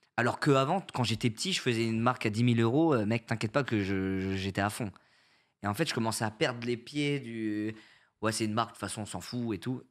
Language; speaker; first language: French; native; French